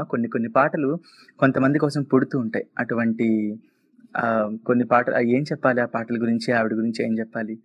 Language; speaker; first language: Telugu; native; Telugu